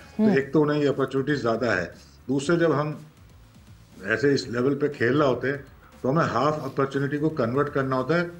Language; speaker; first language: Urdu; native; Urdu